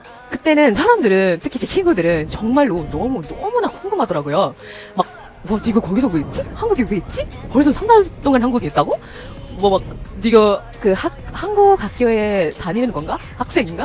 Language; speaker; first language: Korean; non-native, learner; English